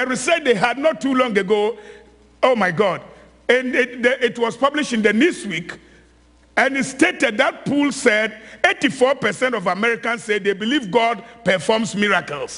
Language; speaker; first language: English; non-native, local second language; Akan